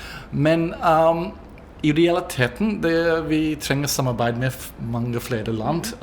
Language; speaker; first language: Norwegian; non-native, fluent; English